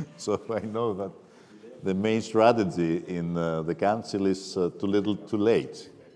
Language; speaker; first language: English; non-native, fluent; Greek